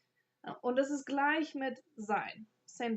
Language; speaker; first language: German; non-native, fluent; English